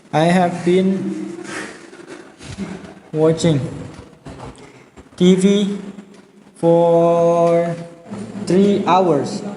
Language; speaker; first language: English; non-native, learner; Indonesian